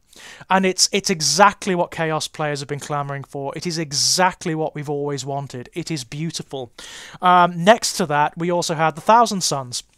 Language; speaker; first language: English; native; English